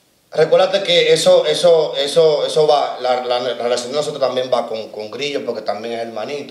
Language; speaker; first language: Spanish; native; Spanish